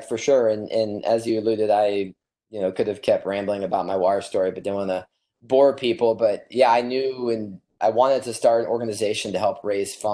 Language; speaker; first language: English; native; English